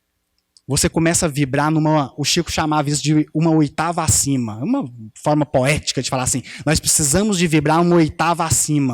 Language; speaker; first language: Portuguese; native; Portuguese